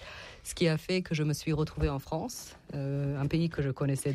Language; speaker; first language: French; non-native, fluent; Serbian